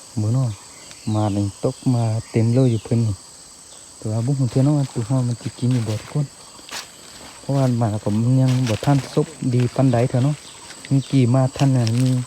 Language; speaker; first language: Thai; non-native, local second language; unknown